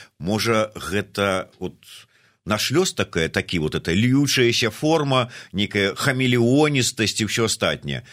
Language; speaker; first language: Belarusian; native; Belarusian